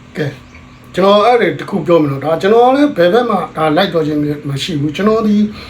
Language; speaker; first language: Burmese; non-native, local second language; Karen languages